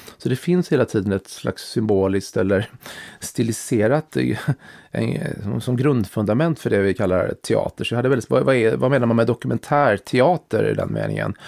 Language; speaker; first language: Swedish; native; Swedish